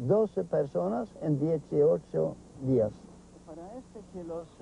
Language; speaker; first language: Spanish; non-native, fluent; Norwegian